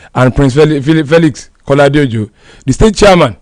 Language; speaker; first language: English; non-native, local second language; Yoruba